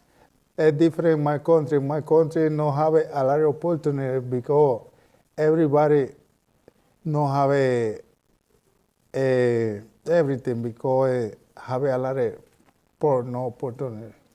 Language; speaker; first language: English; non-native, learner; Spanish